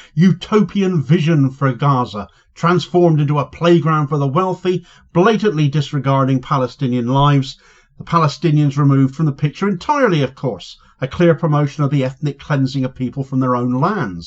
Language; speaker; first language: English; native; English